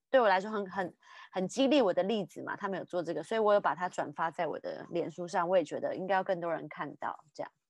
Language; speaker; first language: Chinese; native; Chinese